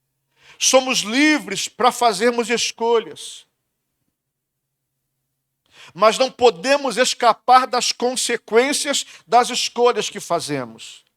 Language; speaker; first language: Portuguese; native; Portuguese